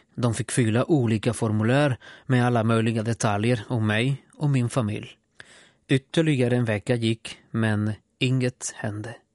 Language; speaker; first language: Swedish; non-native, fluent; Spanish